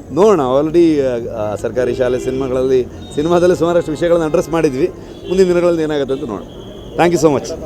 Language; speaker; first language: Kannada; native; Kannada